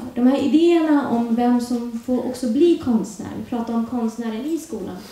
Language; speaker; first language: Swedish; early bilingual, other home language; Urdu